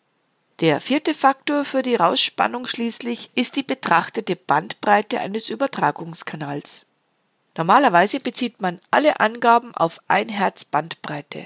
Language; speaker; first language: German; native; German